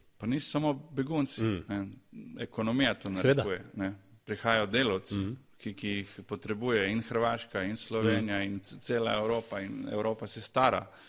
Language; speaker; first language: Slovenian; early bilingual, other home language; Croatian